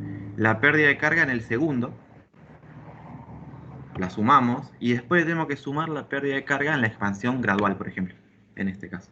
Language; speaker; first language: Spanish; native; Spanish